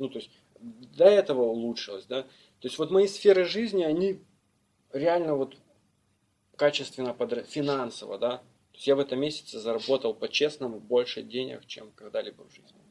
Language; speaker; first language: Russian; native; Russian